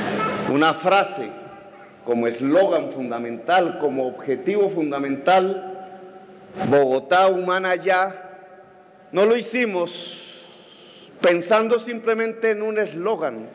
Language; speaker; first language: Spanish; native; Spanish